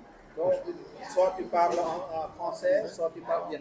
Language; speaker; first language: French; non-native, fluent; Vietnamese